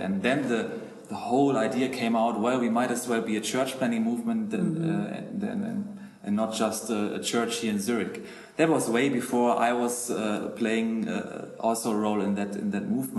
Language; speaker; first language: English; non-native, fluent; German